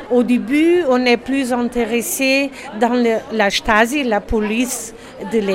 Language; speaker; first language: French; non-native, learner; German